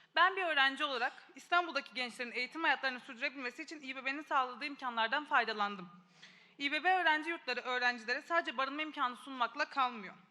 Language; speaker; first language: Turkish; native; Turkish